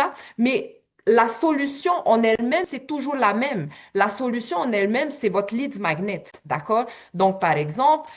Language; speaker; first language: French; native; French